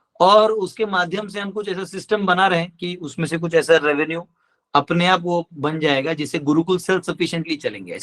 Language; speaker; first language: Hindi; non-native, local second language; Marathi